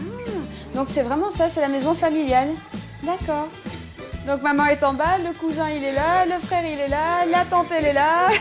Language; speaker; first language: French; native; French